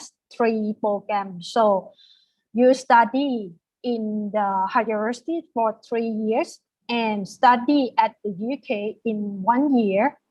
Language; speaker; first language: English; non-native, fluent; Thai